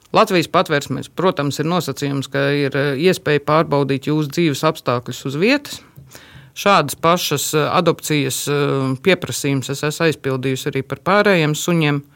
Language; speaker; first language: Latvian; native; Latvian